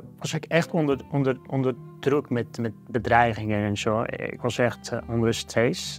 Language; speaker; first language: Dutch; non-native, fluent; Persian